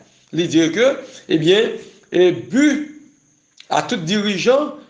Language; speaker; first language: French; non-native, local second language; Haitian Creole